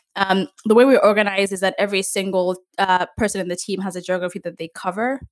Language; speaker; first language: English; non-native, local second language; Ganda